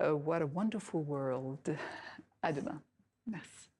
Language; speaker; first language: French; native; French